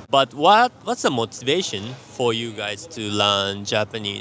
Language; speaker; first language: English; non-native, fluent; Japanese